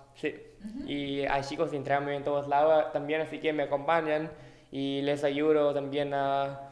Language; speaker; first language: Spanish; non-native, fluent; Thai